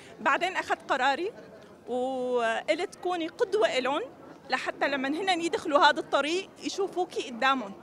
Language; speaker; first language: Arabic; native; Arabic